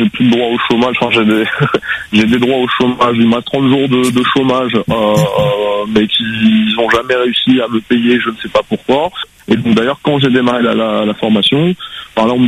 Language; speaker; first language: French; native; French